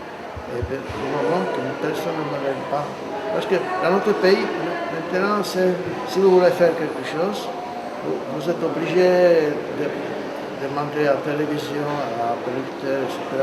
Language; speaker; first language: French; non-native, fluent; Czech